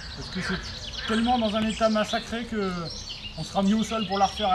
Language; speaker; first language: French; native; French